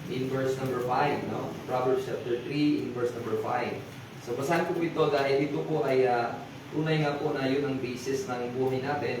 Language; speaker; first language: Filipino; non-native, local second language; Cebuano